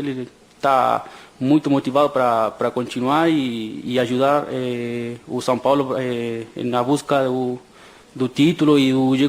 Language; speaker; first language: Portuguese; non-native, fluent; Spanish